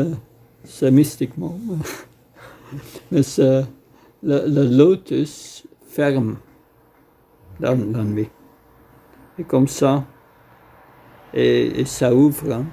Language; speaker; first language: French; non-native, fluent; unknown